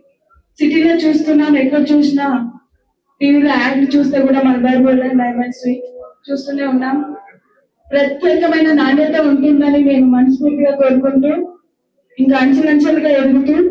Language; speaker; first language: Telugu; native; Telugu